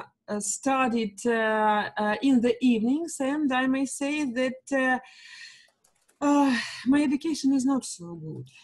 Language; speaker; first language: English; non-native, learner; Russian